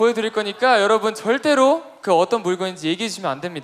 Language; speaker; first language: Korean; native; Korean